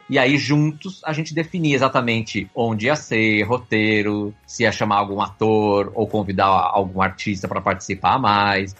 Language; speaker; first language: Portuguese; native; Portuguese